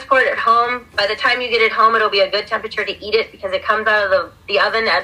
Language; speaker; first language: English; native; English